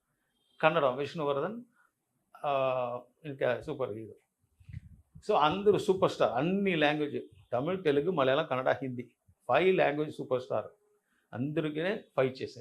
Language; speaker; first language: Telugu; non-native, learner; Tamil